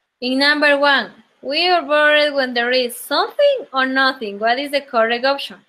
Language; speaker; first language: English; non-native, learner; Spanish